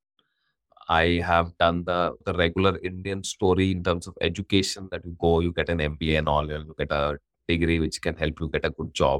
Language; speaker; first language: English; non-native, local second language; Hindi